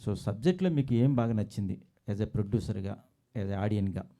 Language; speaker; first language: Telugu; native; Telugu